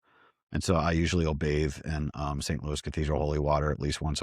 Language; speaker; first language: English; native; English